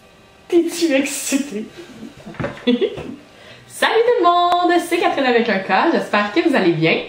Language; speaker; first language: French; native; French